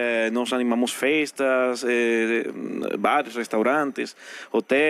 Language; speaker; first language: Portuguese; non-native, fluent; Spanish